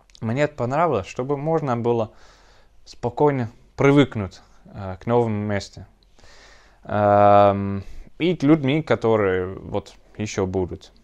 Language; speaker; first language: Russian; non-native, learner; Dutch